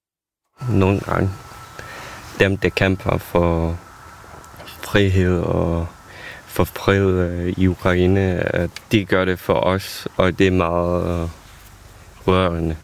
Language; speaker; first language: Danish; non-native, fluent; Ukrainian